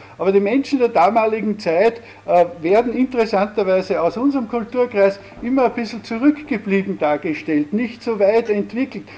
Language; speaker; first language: German; native; German